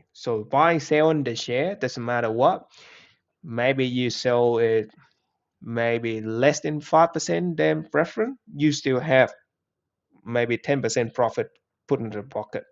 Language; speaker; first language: English; non-native, fluent; Vietnamese